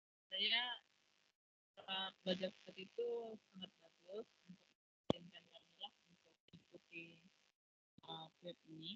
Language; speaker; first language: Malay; non-native, local second language; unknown